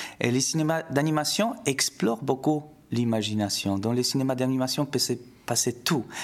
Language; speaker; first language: French; non-native, fluent; Polish